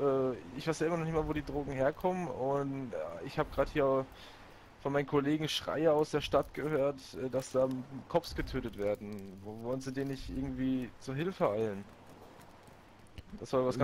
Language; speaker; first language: German; native; German